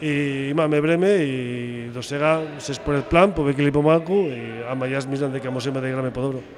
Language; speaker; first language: Macedonian; non-native, fluent; Spanish